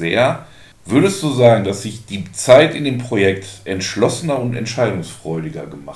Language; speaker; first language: German; native; German